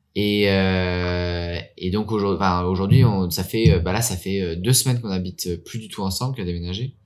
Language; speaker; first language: French; early bilingual, heritage; French